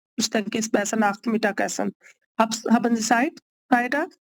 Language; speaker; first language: German; non-native, learner; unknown